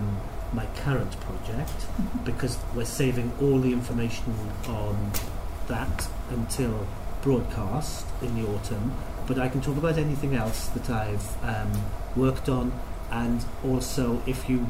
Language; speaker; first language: English; native; English